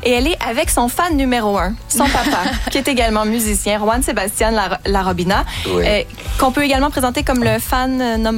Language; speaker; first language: French; native; French